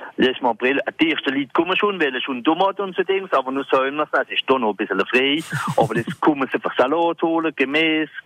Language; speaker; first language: German; non-native, local second language; French